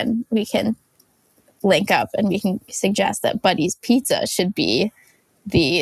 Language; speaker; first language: English; native; English